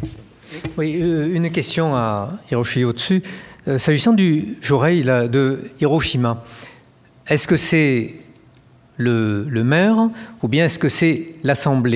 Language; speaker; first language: French; native; French